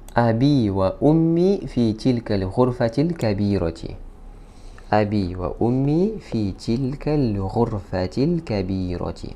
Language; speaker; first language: Arabic; non-native, fluent; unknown